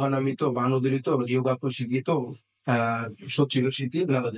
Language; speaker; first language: Japanese; non-native, learner; Bangla